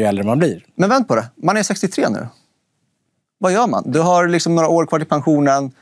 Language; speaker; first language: Swedish; native; Swedish